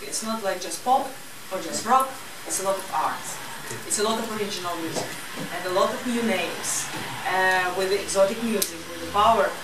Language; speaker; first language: English; non-native, learner; Ukrainian